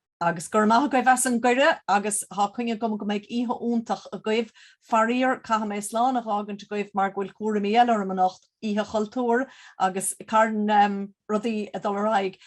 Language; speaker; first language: Irish; native; Irish